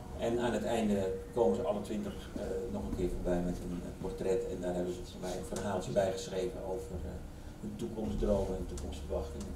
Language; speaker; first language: Dutch; native; Dutch